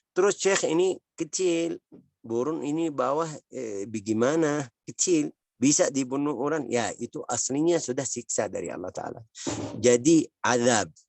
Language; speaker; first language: Indonesian; non-native, learner; Arabic